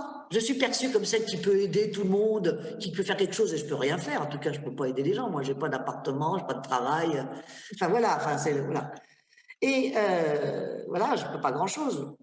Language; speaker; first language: French; native; French